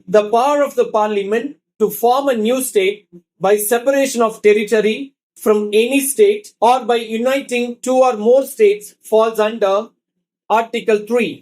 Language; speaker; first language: English; non-native, local second language; Tamil